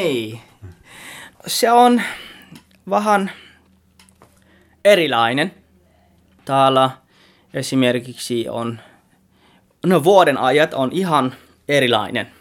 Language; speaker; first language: Finnish; non-native, learner; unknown